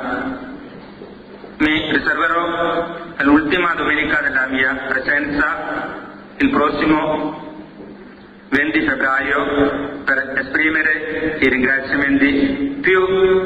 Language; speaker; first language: Italian; non-native, fluent; Malayalam